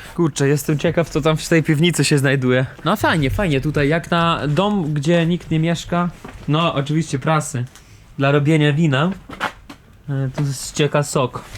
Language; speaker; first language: Polish; non-native, fluent; Russian